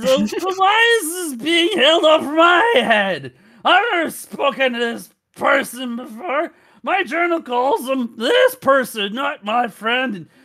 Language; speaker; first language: English; native; English